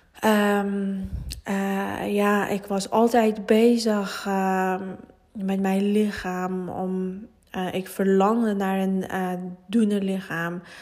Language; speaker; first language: Dutch; non-native, fluent; Persian